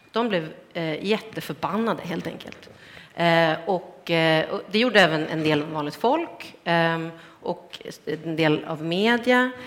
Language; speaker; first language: Swedish; native; Swedish